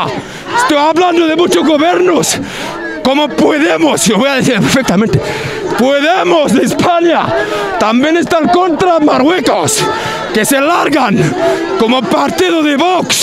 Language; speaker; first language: Spanish; non-native, learner; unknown